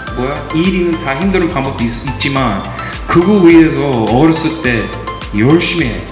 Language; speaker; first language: Korean; non-native, fluent; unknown